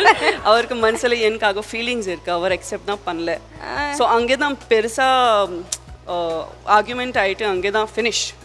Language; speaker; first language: Tamil; non-native, learner; Gujarati